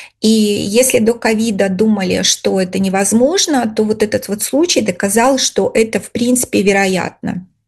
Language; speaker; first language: Russian; native; Russian